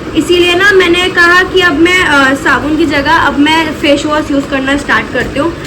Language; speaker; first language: Hindi; non-native, local second language; Maithili